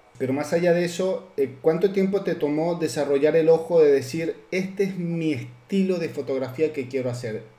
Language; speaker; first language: Spanish; native; Spanish